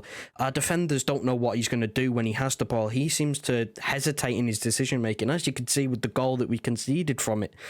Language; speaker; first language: English; native; English